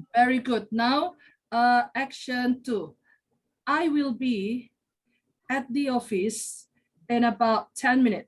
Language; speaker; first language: English; non-native, fluent; Indonesian